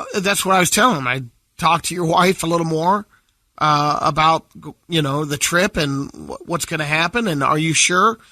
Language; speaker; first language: English; native; English